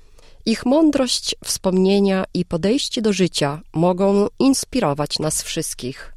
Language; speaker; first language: Polish; native; Polish